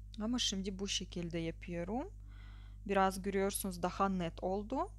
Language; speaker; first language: Turkish; non-native, learner; Russian